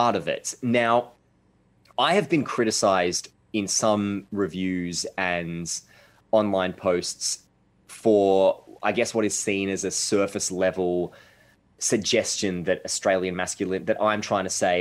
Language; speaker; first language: English; native; English